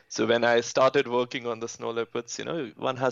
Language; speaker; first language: English; non-native, local second language; Hindi